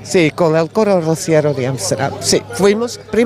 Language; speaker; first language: Spanish; non-native, learner; Dutch